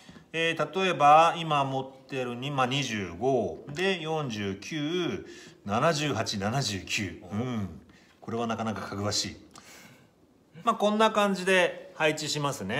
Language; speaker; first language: Japanese; native; Japanese